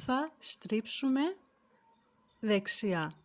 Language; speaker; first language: Greek; non-native, fluent; Turkish